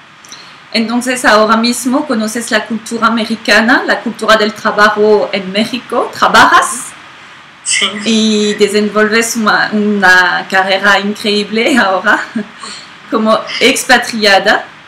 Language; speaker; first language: Spanish; non-native, fluent; French